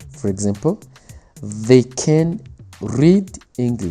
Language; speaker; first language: English; non-native, local second language; Kinyarwanda